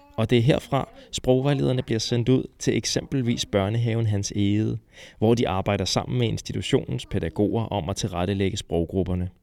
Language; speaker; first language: Danish; native; Danish